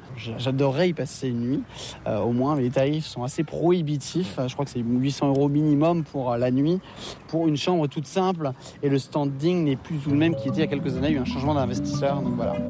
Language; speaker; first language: French; native; French